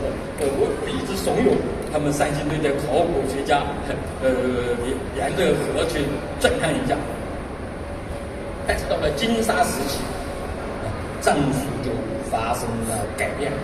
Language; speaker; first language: Chinese; native; Chinese